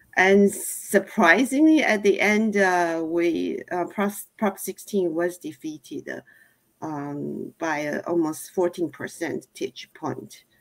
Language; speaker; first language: English; non-native, fluent; Chinese